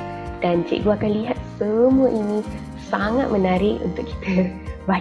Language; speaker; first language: Malay; native; Malay